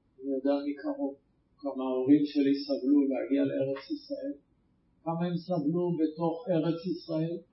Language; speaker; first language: Hebrew; native; Hebrew